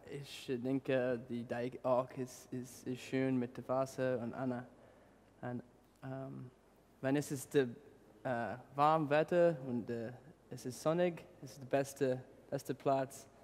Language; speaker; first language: German; non-native, learner; English